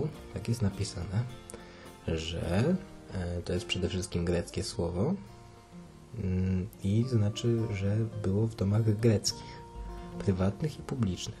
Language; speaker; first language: Polish; native; Polish